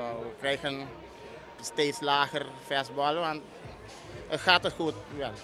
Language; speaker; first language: Dutch; non-native, local second language; Papiamento